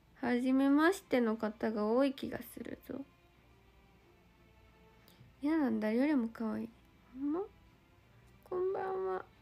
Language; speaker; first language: Japanese; native; Japanese